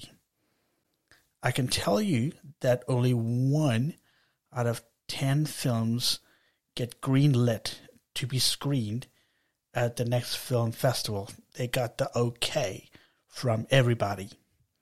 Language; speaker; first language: English; non-native, local second language; Telugu